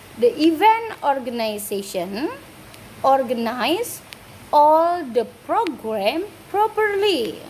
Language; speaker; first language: English; non-native, fluent; Indonesian